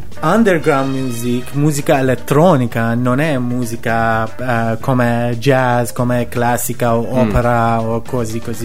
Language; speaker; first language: Italian; non-native, learner; Persian